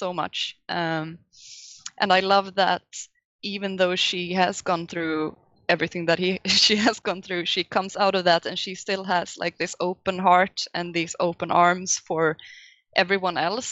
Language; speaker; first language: English; non-native, fluent; Swedish